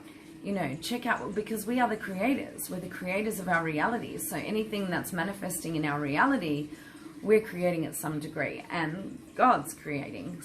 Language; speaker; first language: English; native; English